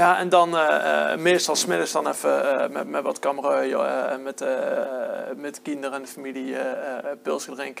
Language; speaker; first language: Dutch; native; Dutch